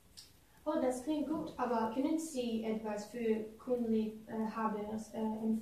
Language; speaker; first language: German; non-native, learner; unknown